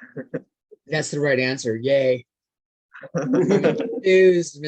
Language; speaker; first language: English; native; English